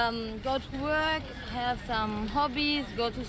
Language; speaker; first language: English; non-native, learner; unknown